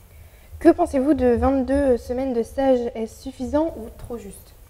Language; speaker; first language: French; native; French